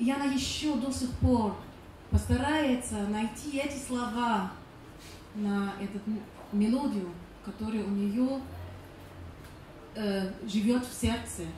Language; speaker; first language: Russian; non-native, learner; German